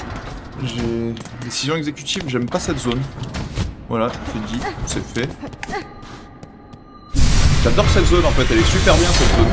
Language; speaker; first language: French; native; French